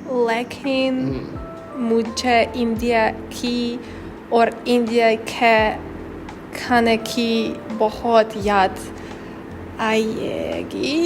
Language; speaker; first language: Hindi; non-native, learner; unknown